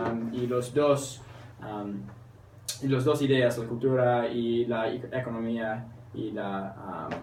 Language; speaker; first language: Spanish; non-native, learner; English